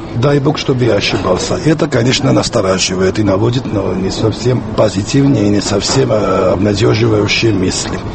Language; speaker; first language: Russian; non-native, local second language; Georgian